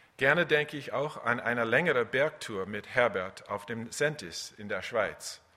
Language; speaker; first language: German; early bilingual, other home language; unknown